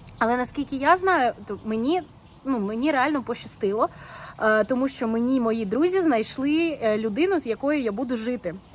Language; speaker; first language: Ukrainian; non-native, local second language; Russian